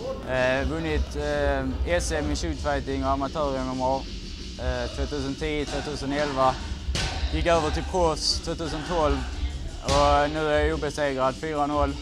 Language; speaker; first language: Swedish; native; Swedish